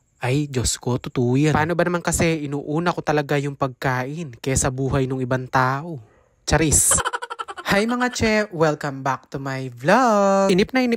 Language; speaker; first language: Filipino; non-native, local second language; Pampanga